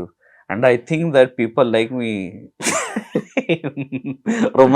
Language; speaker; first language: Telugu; non-native, learner; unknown